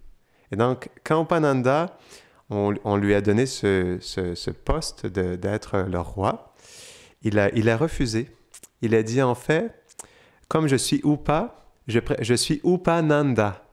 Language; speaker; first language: French; native; French